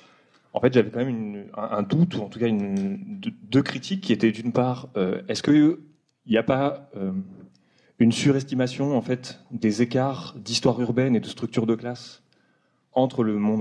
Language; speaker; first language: French; native; French